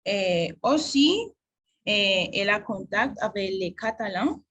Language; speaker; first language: French; non-native, learner; Spanish